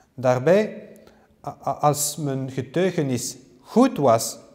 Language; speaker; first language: Dutch; non-native, learner; French